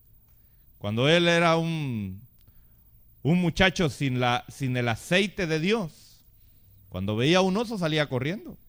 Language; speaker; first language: Spanish; native; Spanish